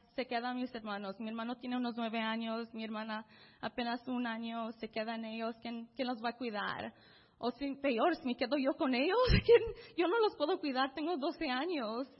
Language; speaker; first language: Spanish; early bilingual, heritage; Spanish